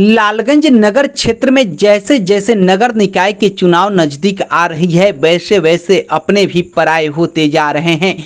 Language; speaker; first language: Hindi; native; Hindi